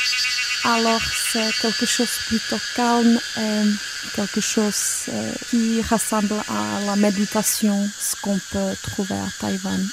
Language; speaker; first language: French; non-native, fluent; Czech